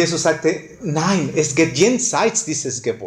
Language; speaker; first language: German; non-native, fluent; Spanish